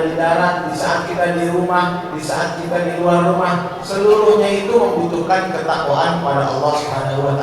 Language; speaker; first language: Indonesian; native; Indonesian